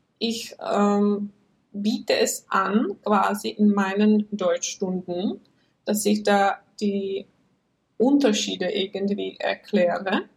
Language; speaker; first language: German; non-native, fluent; Czech